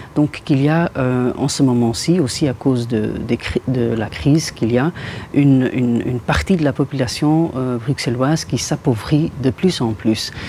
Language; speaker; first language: French; non-native, local second language; Arabic